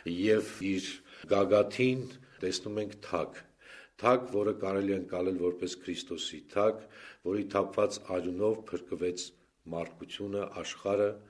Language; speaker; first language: Armenian; native; Armenian